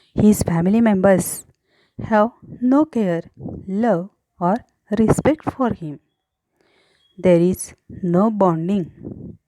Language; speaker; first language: English; non-native, local second language; Marathi